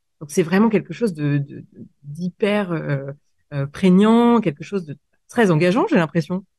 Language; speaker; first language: French; native; French